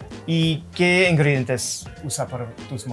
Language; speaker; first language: Spanish; non-native, learner; English